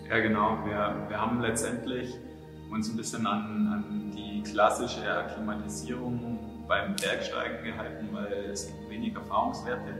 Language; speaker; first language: German; native; German